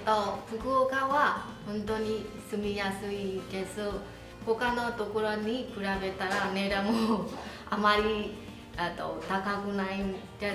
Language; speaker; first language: Japanese; non-native, learner; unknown